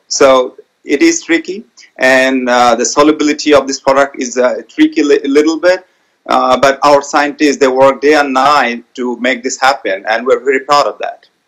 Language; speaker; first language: English; non-native, local second language; Bangla